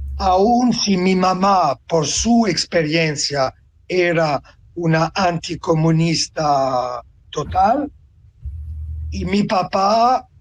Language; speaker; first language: Spanish; non-native, fluent; Italian